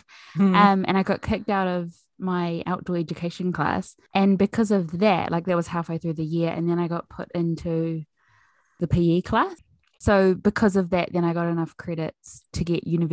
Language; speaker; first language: English; native; English